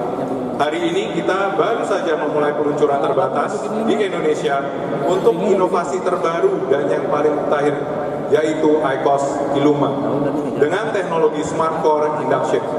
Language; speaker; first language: Indonesian; native; Indonesian